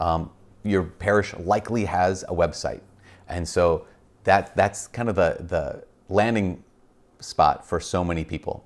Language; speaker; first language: English; native; English